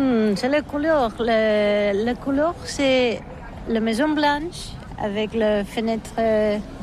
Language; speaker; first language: French; non-native, learner; Catalan